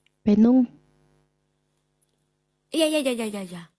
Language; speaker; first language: Indonesian; non-native, learner; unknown